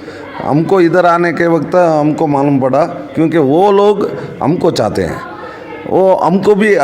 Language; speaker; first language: Hindi; non-native, local second language; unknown